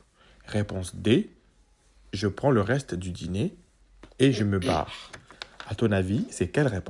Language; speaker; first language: French; native; French